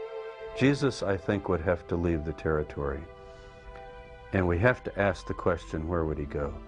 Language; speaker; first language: English; native; English